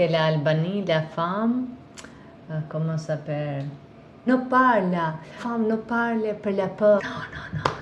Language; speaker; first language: French; non-native, learner; Albanian